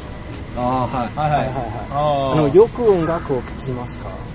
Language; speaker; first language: Japanese; non-native, learner; English